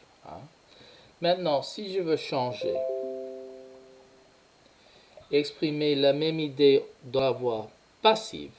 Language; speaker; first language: French; non-native, fluent; English